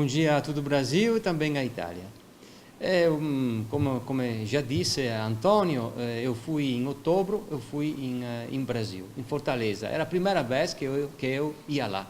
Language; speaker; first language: Portuguese; non-native, fluent; Italian